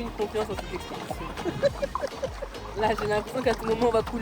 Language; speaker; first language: French; native; French